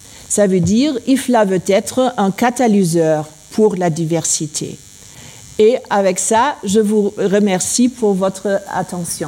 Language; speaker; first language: French; non-native, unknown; German